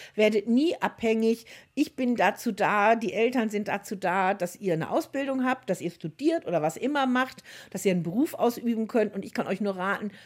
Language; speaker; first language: German; native; German